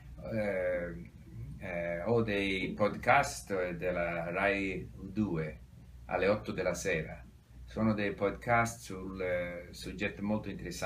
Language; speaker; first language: Italian; non-native, fluent; English